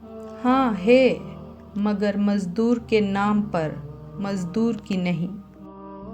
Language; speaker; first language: Urdu; native; Urdu